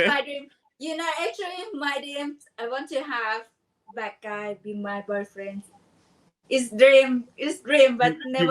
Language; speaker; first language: English; non-native, learner; Thai